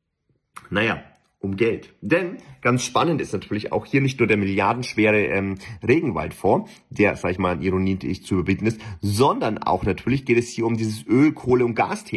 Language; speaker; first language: German; native; German